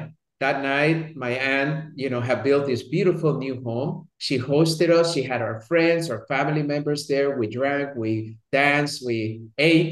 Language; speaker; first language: English; early bilingual, other home language; Spanish